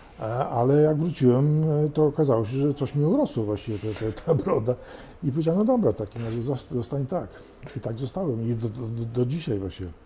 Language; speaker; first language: Polish; early bilingual, heritage; Polish